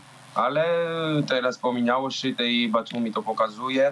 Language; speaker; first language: Polish; non-native, learner; Georgian